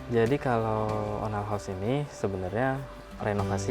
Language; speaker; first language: Indonesian; native; Indonesian